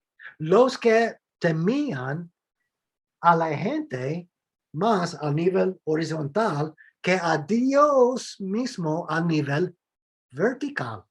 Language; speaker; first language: Spanish; non-native, fluent; English